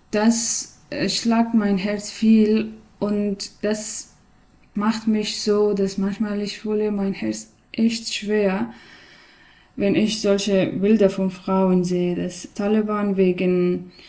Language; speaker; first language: German; non-native, learner; Persian